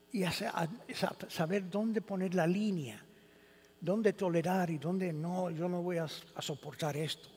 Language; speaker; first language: Spanish; early bilingual, heritage; Spanish